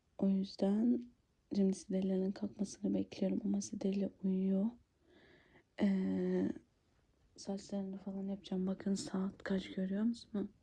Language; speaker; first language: Turkish; native; Turkish